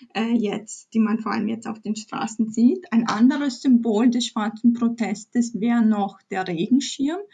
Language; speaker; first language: German; early bilingual, other home language; Polish